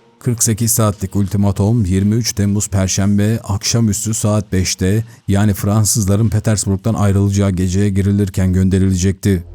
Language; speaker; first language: Turkish; native; Turkish